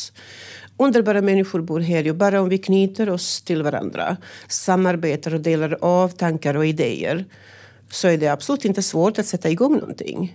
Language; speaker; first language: Swedish; non-native, fluent; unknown